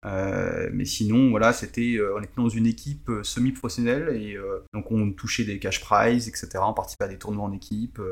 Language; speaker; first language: French; early bilingual, other home language; Portuguese